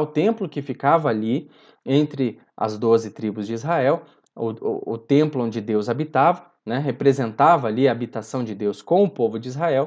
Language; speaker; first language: Portuguese; native; Portuguese